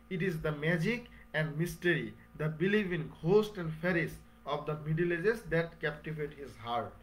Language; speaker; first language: English; non-native, local second language; Bangla